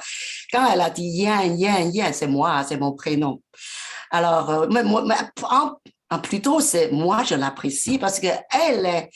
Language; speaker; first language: French; non-native, fluent; Chinese